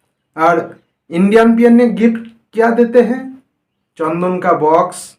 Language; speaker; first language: Hindi; non-native, fluent; Bangla